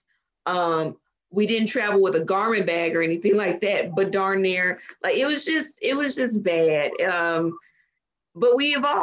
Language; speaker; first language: English; native; English